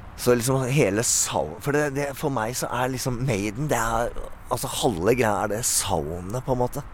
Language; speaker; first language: Norwegian; native; Norwegian